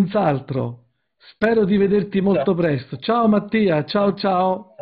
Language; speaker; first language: Italian; native; Italian